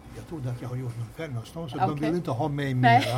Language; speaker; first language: Swedish; non-native, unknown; Albanian